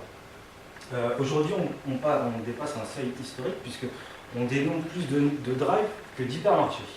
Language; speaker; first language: French; native; French